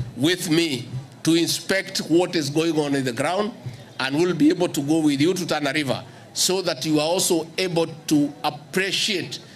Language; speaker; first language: English; non-native, local second language; Kikuyu